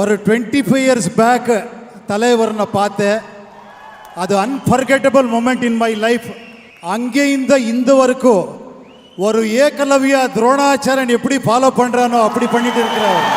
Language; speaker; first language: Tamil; non-native, learner; Kannada